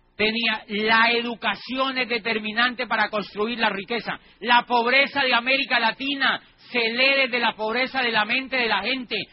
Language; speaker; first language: Spanish; native; Spanish